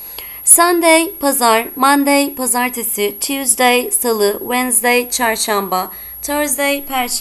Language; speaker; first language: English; non-native, fluent; Turkish